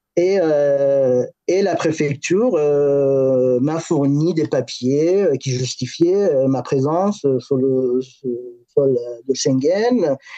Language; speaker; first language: French; non-native, fluent; Persian